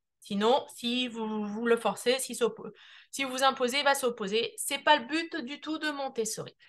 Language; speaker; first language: French; native; French